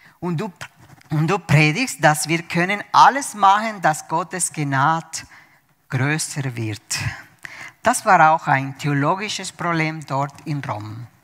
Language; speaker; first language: German; non-native, fluent; Spanish